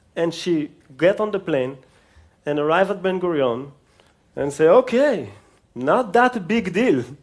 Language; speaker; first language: English; non-native, fluent; Hebrew